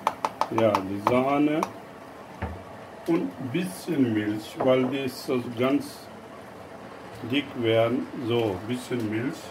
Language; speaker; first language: German; non-native, learner; Urdu